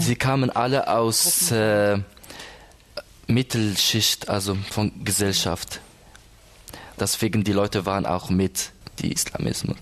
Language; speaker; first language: German; non-native, learner; Arabic